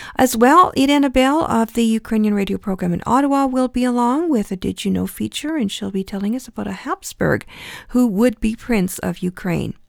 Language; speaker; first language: English; early bilingual, other home language; Ukrainian